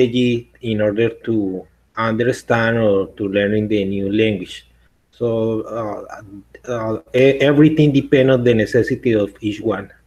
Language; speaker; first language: English; non-native, learner; Spanish